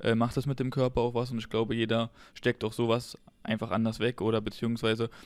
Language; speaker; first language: German; native; German